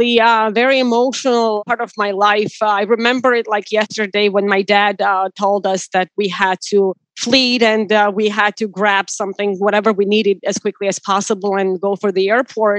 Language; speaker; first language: English; non-native, fluent; Georgian